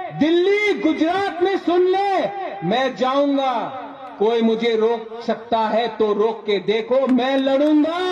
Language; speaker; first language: Hindi; non-native, local second language; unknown